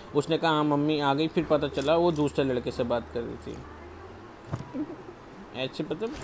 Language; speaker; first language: Hindi; native; Hindi